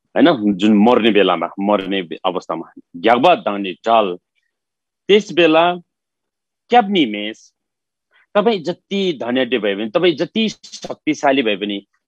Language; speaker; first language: Nepali; non-native, local second language; Eastern Tamang